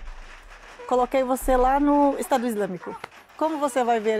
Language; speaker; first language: Portuguese; non-native, learner; Arabic